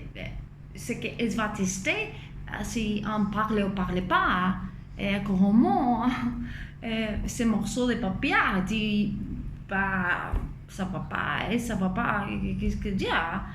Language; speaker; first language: French; non-native, fluent; Spanish